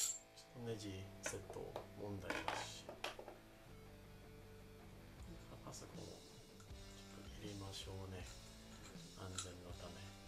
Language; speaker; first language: Japanese; non-native, learner; English